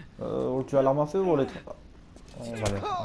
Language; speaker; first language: French; native; French